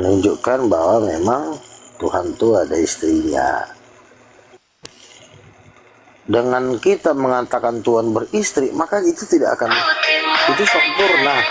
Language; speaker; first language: Malay; native; Malay